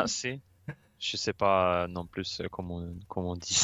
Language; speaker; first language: French; non-native, learner; Swedish